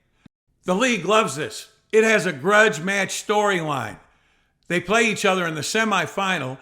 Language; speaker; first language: English; native; English